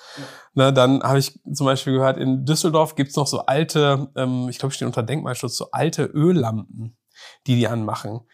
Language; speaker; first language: German; native; German